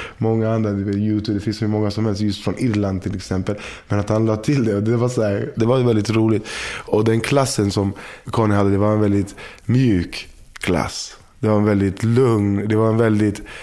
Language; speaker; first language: Swedish; early bilingual, other home language; Spanish